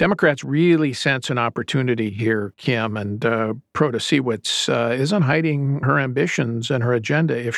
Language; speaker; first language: English; native; English